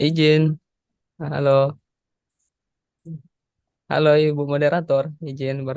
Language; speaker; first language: Indonesian; native; Indonesian